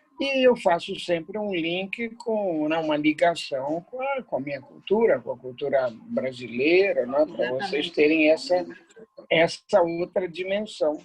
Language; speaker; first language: Portuguese; native; Portuguese